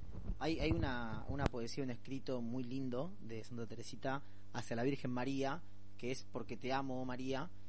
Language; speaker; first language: Spanish; native; Spanish